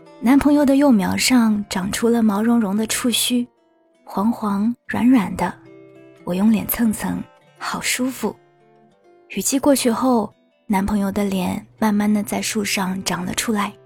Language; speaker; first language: Chinese; native; Chinese